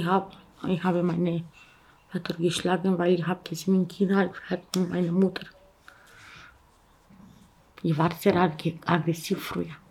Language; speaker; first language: German; non-native, learner; Romanian